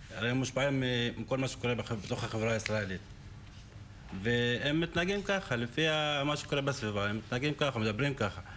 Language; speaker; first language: Hebrew; non-native, local second language; Arabic